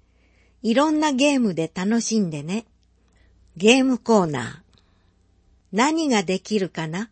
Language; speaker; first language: Japanese; native; Japanese